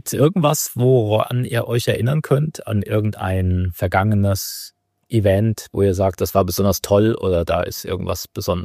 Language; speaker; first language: German; native; German